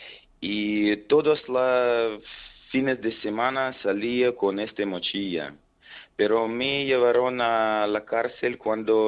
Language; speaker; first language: Spanish; non-native, learner; Belarusian